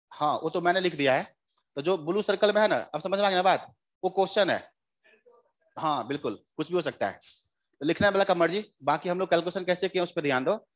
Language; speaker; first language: Hindi; native; Hindi